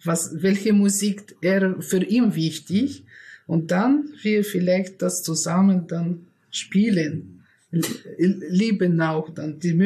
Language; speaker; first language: German; non-native, learner; Russian